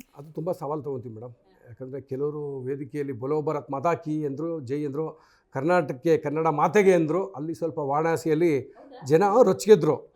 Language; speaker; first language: Kannada; non-native, local second language; Telugu